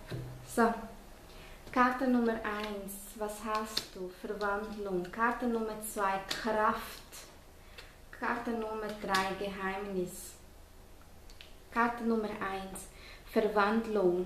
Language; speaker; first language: German; non-native, fluent; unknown